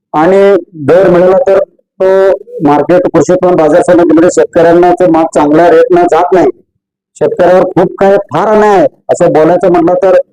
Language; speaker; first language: Marathi; native; Marathi